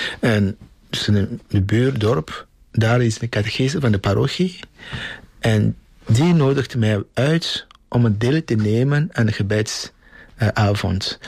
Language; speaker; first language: Dutch; non-native, fluent; Ewe